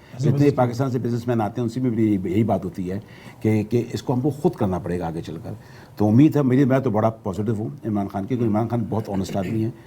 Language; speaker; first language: Urdu; native; Urdu